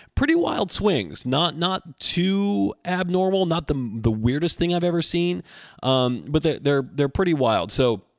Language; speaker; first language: English; native; English